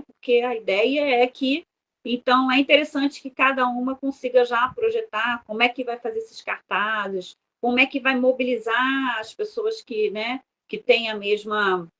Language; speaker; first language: Portuguese; native; Portuguese